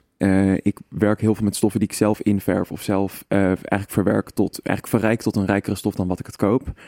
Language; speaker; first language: Dutch; native; Dutch